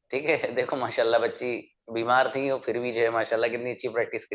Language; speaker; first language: Hindi; native; Hindi